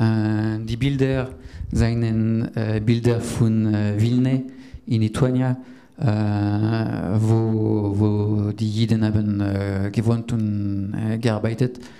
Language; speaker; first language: German; non-native, learner; French